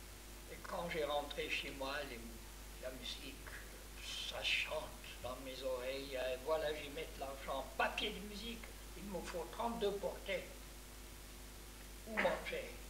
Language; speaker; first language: French; non-native, fluent; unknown